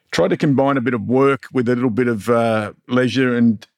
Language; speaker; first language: English; native; English